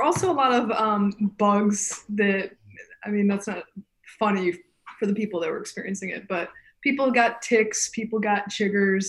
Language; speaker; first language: English; native; English